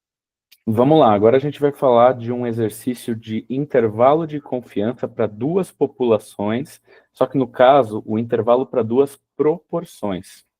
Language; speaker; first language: Portuguese; native; Portuguese